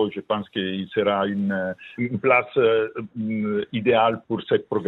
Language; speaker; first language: French; non-native, learner; Italian